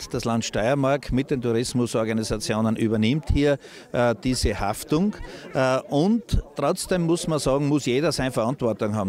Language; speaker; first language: German; native; German